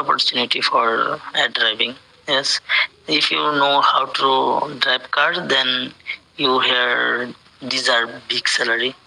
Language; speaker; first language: English; non-native, learner; Bangla